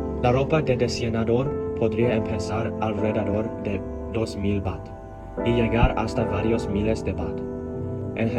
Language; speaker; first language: Spanish; non-native, learner; Thai